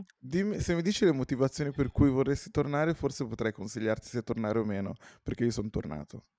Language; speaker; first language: Italian; native; Italian